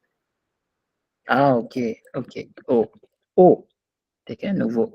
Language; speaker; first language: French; non-native, fluent; Hindi